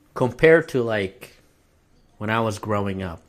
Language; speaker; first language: English; non-native, fluent; Arabic